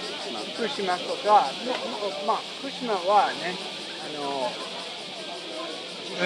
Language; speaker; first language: Japanese; non-native, fluent; English